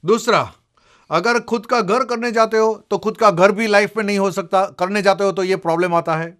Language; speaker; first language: Hindi; non-native, local second language; Gujarati